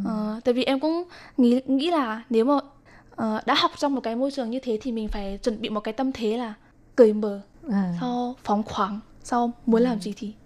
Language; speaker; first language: Vietnamese; native; Vietnamese